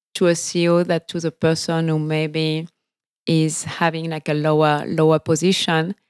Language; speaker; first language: English; non-native, fluent; French